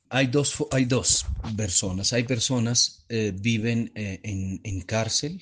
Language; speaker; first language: Spanish; non-native, fluent; Arabic